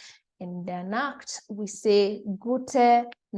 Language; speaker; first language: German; non-native, fluent; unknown